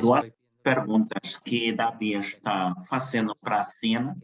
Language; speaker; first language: Portuguese; non-native, fluent; Spanish